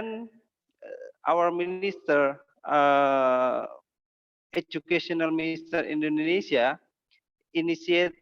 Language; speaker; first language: English; non-native, learner; Indonesian